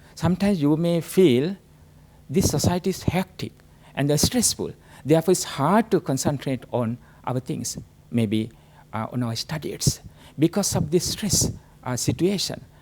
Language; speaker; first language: English; non-native, local second language; Sinhala